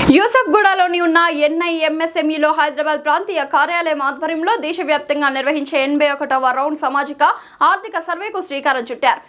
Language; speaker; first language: Telugu; native; Telugu